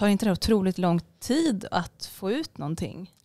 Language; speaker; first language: Swedish; native; Swedish